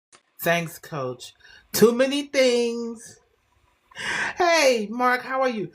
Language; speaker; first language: English; native; English